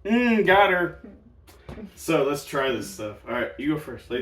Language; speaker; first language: English; native; English